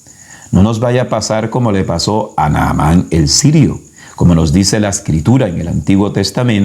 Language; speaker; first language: Spanish; native; Spanish